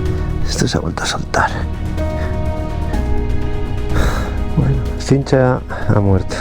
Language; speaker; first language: Spanish; native; Spanish